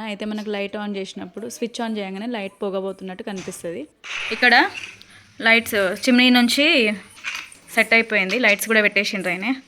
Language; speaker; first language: Telugu; native; Telugu